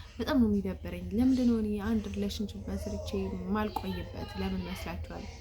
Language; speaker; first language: Amharic; native; Amharic